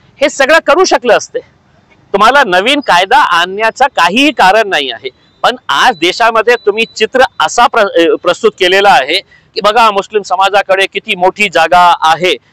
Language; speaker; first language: Marathi; non-native, local second language; Urdu